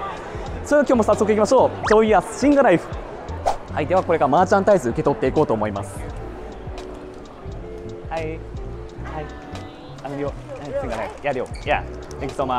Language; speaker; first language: Japanese; native; Japanese